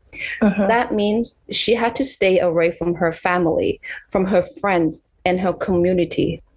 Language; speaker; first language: English; non-native, local second language; Cantonese